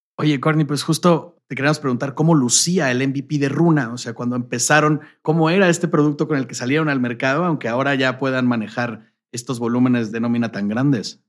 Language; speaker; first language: Spanish; native; Spanish